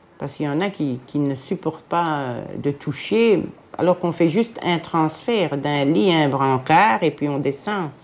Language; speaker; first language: French; native; French